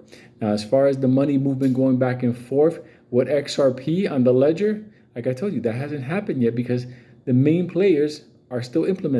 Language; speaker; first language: English; native; English